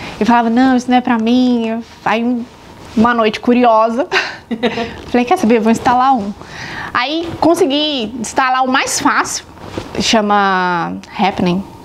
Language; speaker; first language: Portuguese; native; Portuguese